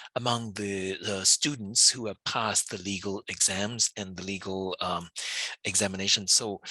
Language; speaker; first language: English; non-native, fluent; Burmese